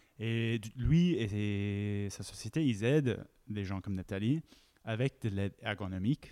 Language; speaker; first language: French; non-native, fluent; English